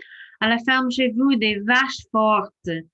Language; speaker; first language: French; non-native, fluent; English